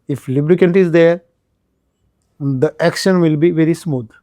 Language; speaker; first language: English; non-native, local second language; Marathi